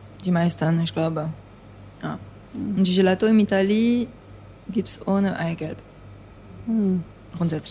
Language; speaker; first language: German; non-native, fluent; English